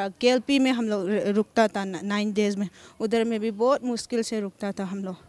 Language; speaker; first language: Hindi; non-native, local second language; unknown